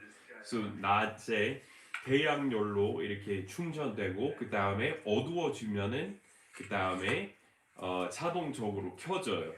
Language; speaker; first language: Korean; non-native, fluent; English